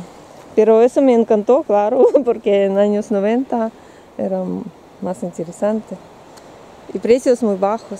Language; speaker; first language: Spanish; non-native, learner; Russian